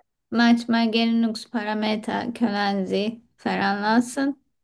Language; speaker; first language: German; non-native, fluent; Turkish